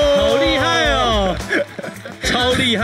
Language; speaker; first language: Chinese; native; Chinese